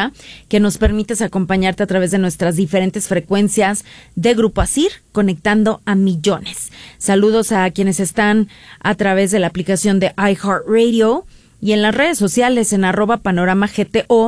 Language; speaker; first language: Spanish; native; Spanish